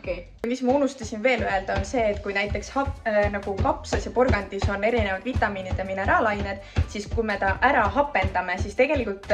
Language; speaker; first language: Estonian; native; Estonian